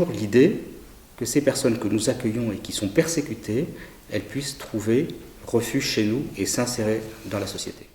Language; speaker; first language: French; native; French